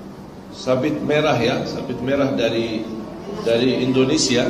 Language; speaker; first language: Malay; non-native, fluent; Arabic